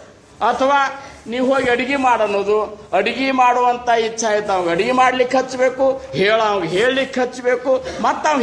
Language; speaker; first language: Kannada; native; Kannada